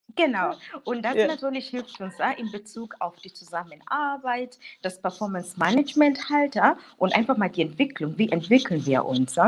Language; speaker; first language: German; non-native, fluent; English